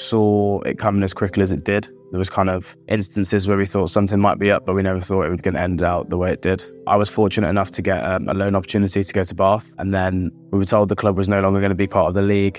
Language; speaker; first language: English; native; English